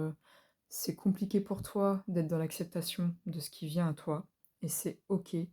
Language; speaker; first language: French; native; French